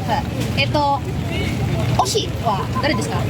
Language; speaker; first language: Japanese; non-native, learner; Indonesian